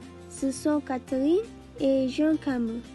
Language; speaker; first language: French; non-native, learner; Malay